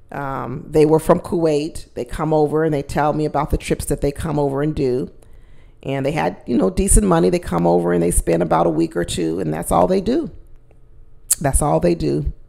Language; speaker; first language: English; native; English